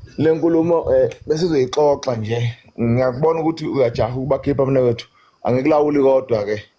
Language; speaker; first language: Zulu; native; Zulu